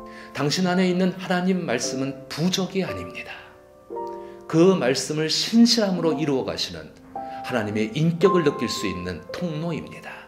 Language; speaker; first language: Korean; native; Korean